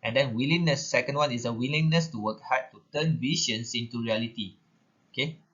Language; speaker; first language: English; non-native, local second language; Malay